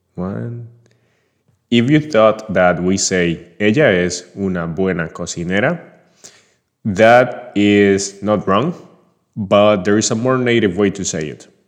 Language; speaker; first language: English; non-native, fluent; Spanish